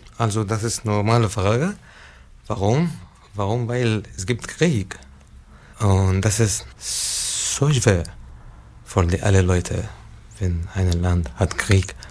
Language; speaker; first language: German; non-native, learner; Arabic